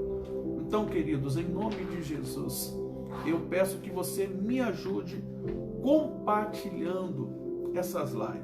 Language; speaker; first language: Portuguese; native; Portuguese